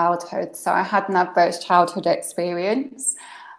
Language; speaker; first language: English; native; English